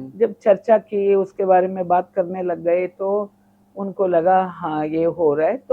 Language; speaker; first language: Hindi; non-native, local second language; Kannada